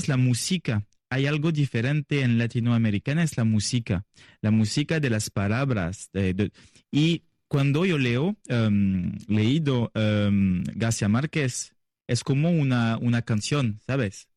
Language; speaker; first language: Spanish; non-native, learner; French